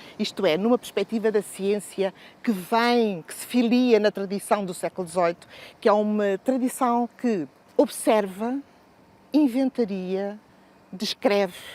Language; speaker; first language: Portuguese; native; Portuguese